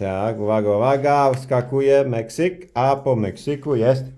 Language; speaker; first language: Polish; early bilingual, heritage; Polish